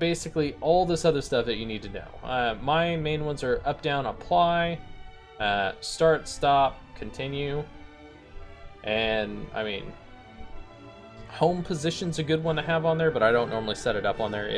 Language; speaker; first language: English; native; English